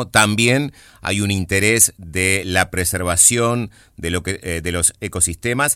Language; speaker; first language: Spanish; native; Spanish